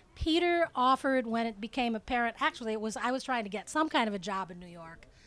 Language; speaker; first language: English; native; English